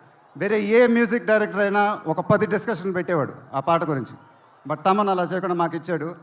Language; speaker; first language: Telugu; native; Telugu